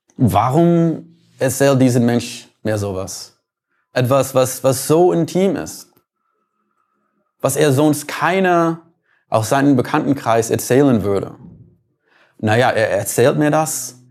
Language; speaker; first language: German; non-native, fluent; English